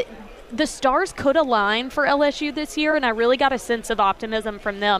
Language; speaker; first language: English; native; English